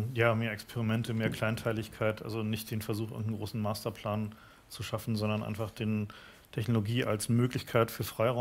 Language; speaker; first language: German; native; German